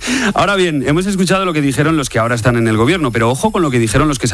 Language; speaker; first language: Spanish; native; Spanish